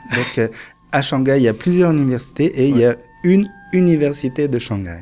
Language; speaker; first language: French; native; French